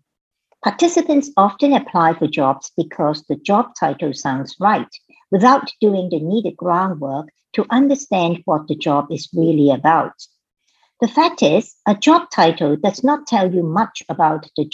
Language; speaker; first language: English; non-native, local second language; Cantonese